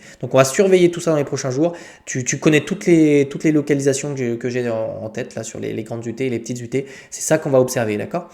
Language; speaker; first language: French; native; French